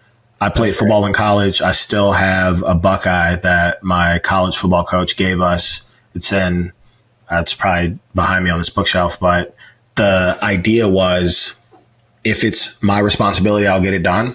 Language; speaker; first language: English; native; English